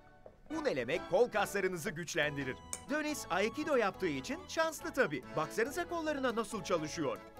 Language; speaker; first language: Turkish; native; Turkish